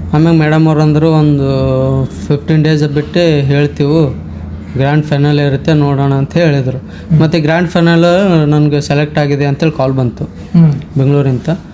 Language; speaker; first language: Kannada; native; Kannada